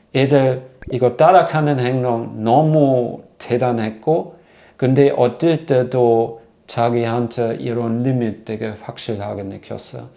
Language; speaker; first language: Korean; non-native, fluent; German